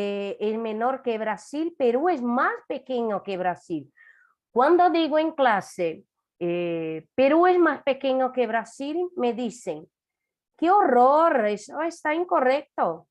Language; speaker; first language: Spanish; non-native, fluent; Portuguese